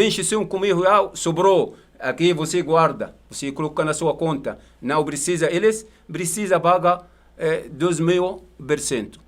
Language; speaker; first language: Portuguese; non-native, learner; Arabic